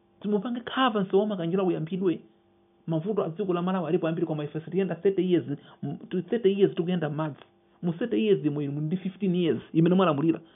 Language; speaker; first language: Nyanja; non-native, local second language; Yao